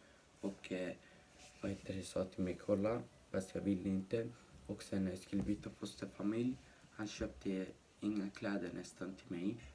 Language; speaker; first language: Swedish; early bilingual, other home language; Somali